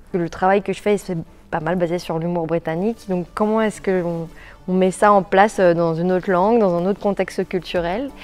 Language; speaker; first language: French; native; French